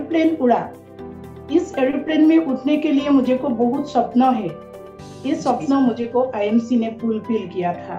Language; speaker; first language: Hindi; non-native, local second language; Assamese